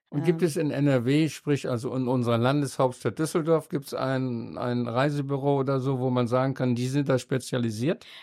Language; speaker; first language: German; native; German